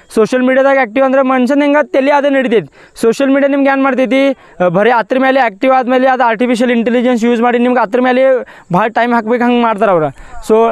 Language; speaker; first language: Kannada; non-native, local second language; Marathi